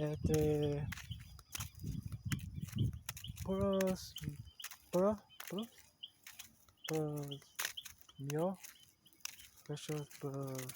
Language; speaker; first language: French; non-native, learner; Portuguese